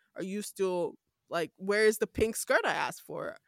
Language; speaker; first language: English; non-native, local second language; Yoruba